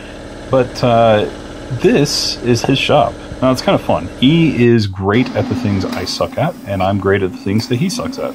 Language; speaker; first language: English; native; English